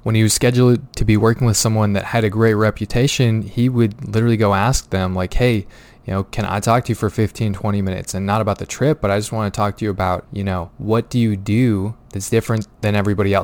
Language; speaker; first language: English; native; English